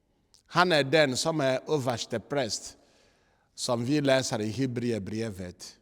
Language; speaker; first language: Swedish; non-native, fluent; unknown